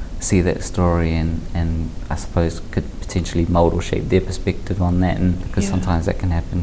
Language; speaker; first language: English; native; English